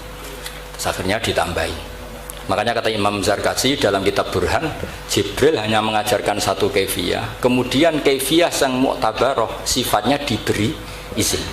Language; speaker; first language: Indonesian; non-native, local second language; Javanese